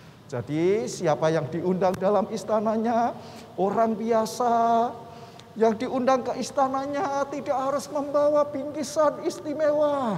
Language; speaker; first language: Indonesian; native; Indonesian